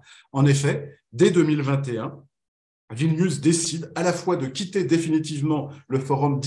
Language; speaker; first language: French; native; French